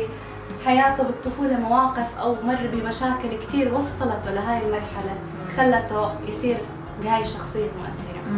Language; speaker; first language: Arabic; native; Arabic